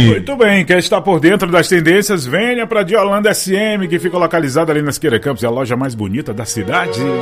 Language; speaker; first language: Portuguese; native; Portuguese